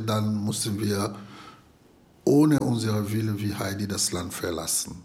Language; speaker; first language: German; non-native, fluent; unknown